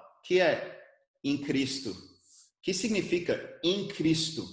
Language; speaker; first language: Portuguese; early bilingual, other home language; English